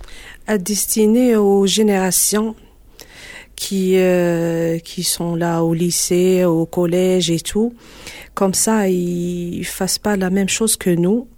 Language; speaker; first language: French; non-native, learner; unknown